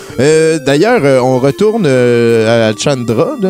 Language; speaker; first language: French; native; French